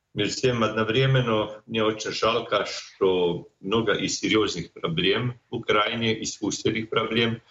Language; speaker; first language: Russian; non-native, fluent; Croatian